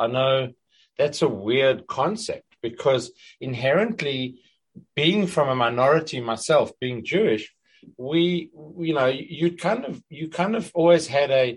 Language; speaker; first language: English; native; English